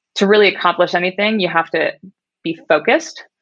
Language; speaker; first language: English; native; English